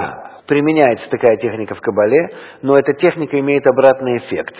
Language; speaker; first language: Russian; native; Russian